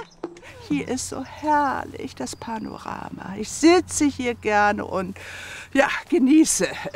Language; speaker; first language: German; native; German